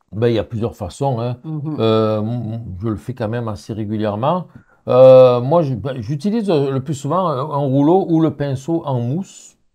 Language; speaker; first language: French; native; French